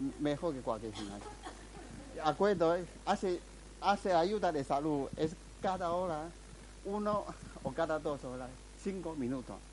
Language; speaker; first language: Spanish; non-native, learner; Chinese